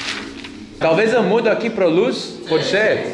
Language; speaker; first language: Portuguese; non-native, fluent; English